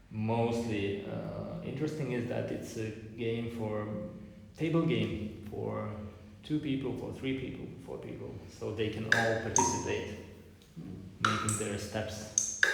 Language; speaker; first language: English; non-native, fluent; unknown